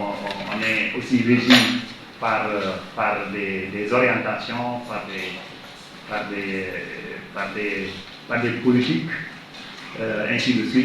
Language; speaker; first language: French; non-native, local second language; Wolof